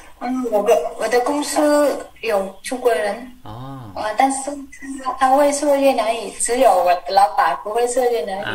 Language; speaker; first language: Chinese; non-native, learner; Vietnamese